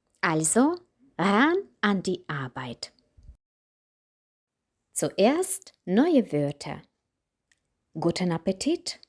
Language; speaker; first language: German; non-native, fluent; Ukrainian